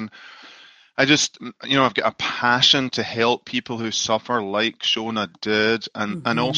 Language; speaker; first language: English; native; English